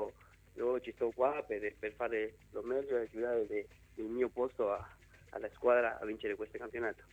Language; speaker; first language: Italian; non-native, learner; Spanish